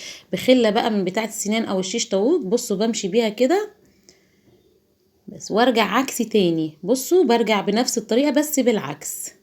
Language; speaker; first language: Arabic; native; Arabic